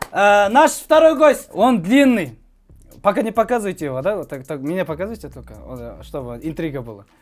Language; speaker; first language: Russian; non-native, learner; Kazakh